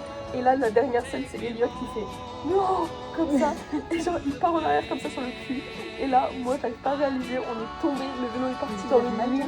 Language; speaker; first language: French; native; French